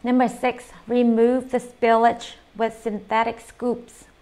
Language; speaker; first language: English; non-native, fluent; Vietnamese